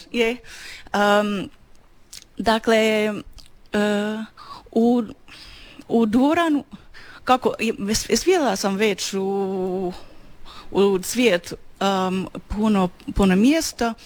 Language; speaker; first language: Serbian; non-native, learner; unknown